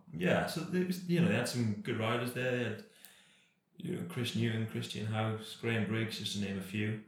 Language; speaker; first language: English; native; English